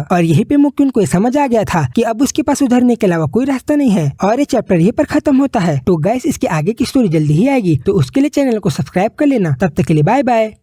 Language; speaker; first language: Hindi; native; Hindi